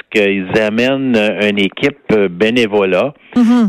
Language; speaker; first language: French; non-native, fluent; English